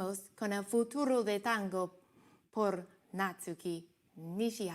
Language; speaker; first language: Spanish; non-native, learner; Cantonese